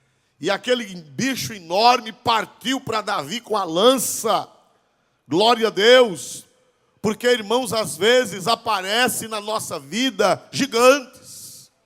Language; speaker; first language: Portuguese; native; Portuguese